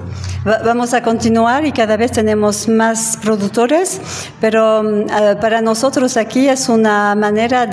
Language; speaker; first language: Spanish; non-native, fluent; French